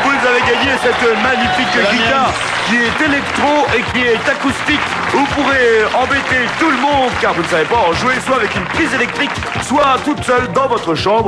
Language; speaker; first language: French; native; French